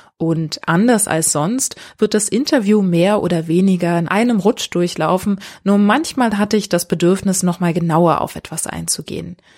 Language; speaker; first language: German; native; German